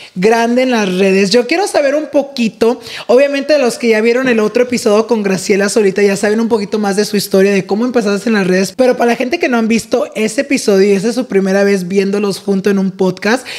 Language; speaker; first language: Spanish; early bilingual, heritage; Spanish